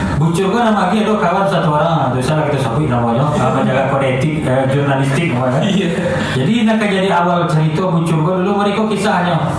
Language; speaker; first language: Indonesian; non-native, local second language; Minangkabau